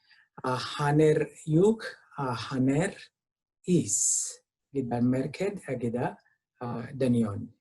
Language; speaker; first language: Welsh; non-native, fluent; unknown